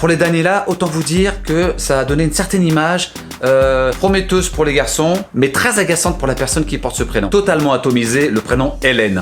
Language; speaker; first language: French; native; French